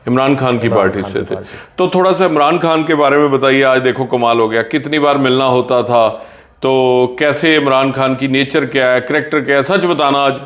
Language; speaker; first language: Hindi; non-native, local second language; Punjabi